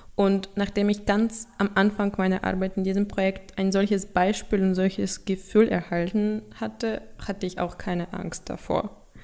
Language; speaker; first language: German; non-native, fluent; Russian